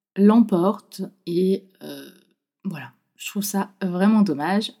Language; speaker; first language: French; native; French